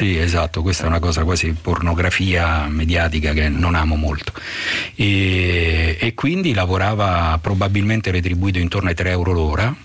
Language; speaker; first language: Italian; native; Italian